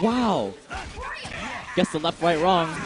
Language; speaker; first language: English; native; English